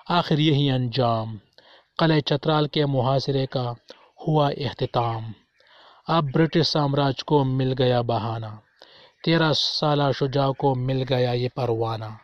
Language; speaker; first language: Urdu; non-native, local second language; Pashto